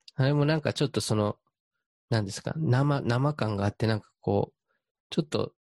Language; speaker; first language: Japanese; native; Japanese